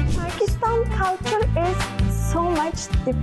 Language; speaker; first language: English; non-native, learner; Turkish